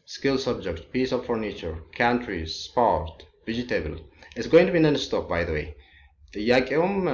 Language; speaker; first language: English; non-native, local second language; Amharic